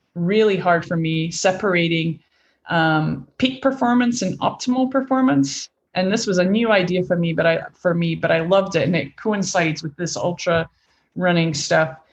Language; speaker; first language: English; native; English